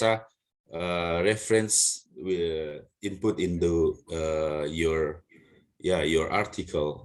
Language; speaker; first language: English; non-native, learner; Indonesian